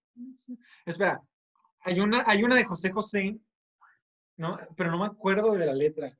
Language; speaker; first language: Spanish; native; Spanish